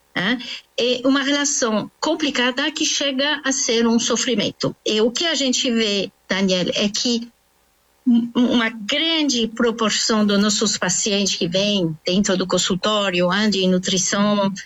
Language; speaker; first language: Portuguese; non-native, fluent; French